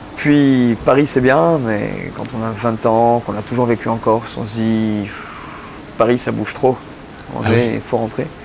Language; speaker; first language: French; native; French